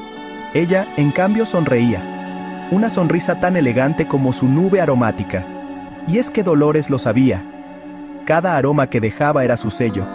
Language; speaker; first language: Spanish; native; Spanish